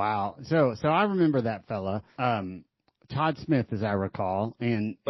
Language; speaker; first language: English; native; English